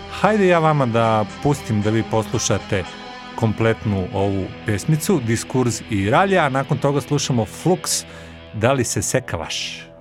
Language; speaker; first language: Serbian; native; Serbian